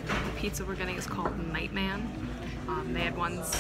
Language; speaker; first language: English; native; English